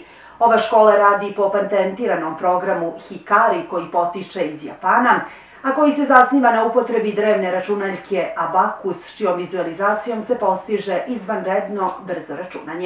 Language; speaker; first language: Croatian; native; Croatian